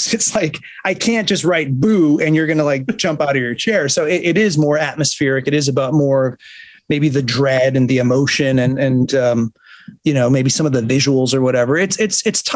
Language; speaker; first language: English; native; English